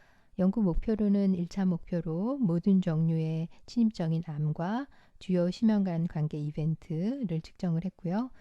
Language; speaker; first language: Korean; native; Korean